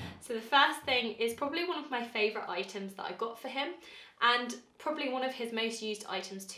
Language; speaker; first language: English; native; English